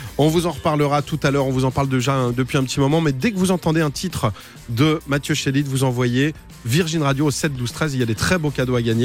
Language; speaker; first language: French; native; French